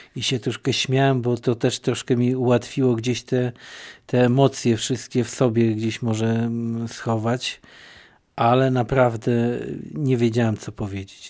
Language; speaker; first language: Polish; native; Polish